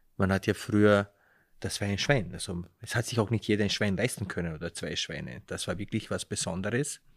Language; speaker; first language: German; early bilingual, other home language; Slovenian